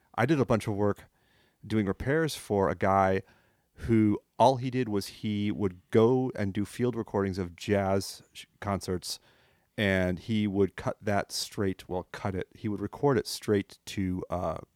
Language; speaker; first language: English; non-native, fluent; French